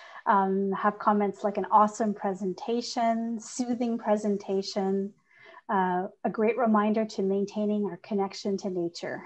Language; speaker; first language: English; native; English